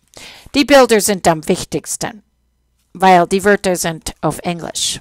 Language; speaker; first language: German; non-native, fluent; English